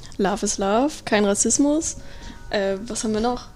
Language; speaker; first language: German; native; German